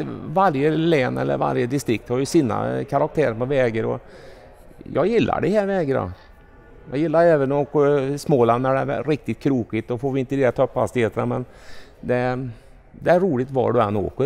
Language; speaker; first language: Swedish; native; Swedish